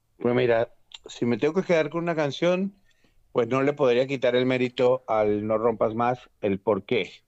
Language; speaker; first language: Spanish; native; Spanish